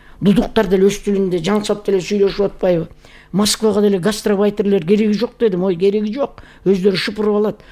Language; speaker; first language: Kyrgyz; native; Kyrgyz